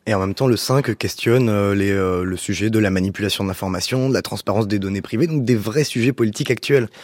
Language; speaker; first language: French; native; French